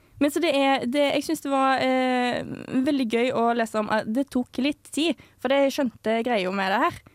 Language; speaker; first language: Norwegian; native; Norwegian